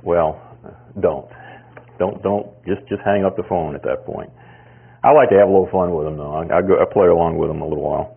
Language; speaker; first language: English; native; English